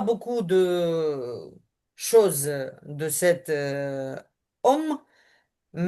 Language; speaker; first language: French; non-native, learner; Ukrainian